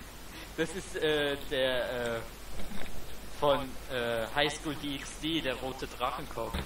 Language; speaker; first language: German; native; German